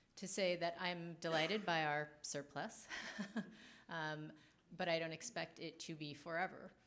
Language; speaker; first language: English; native; English